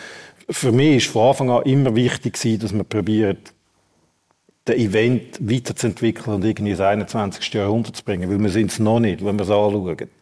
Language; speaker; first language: German; native; German